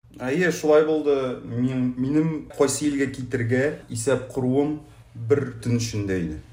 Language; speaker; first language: Tatar; native; Tatar